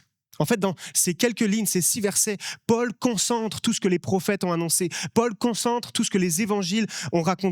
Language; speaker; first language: French; native; French